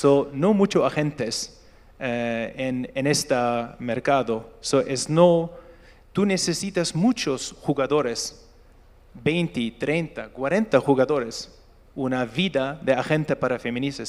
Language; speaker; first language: Spanish; non-native, learner; Turkish